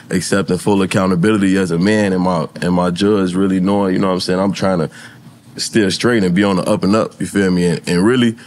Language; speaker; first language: English; native; English